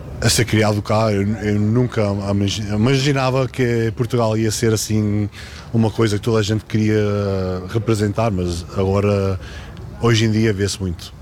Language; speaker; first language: Portuguese; early bilingual, heritage; Portuguese